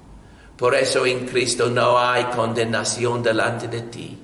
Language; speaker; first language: Spanish; non-native, learner; English